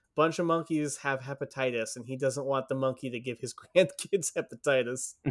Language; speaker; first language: English; native; English